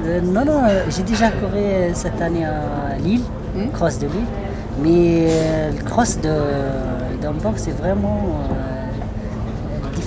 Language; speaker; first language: French; non-native, learner; Arabic